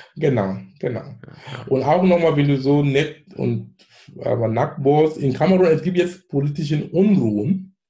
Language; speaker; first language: German; non-native, fluent; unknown